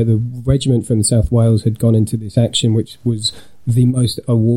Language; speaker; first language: English; native; English